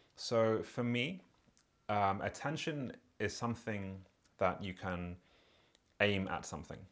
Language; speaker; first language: English; native; English